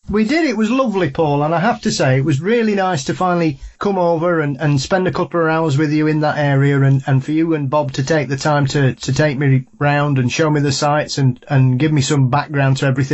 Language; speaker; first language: English; native; English